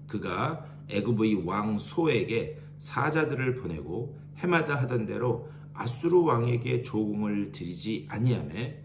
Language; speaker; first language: Korean; native; Korean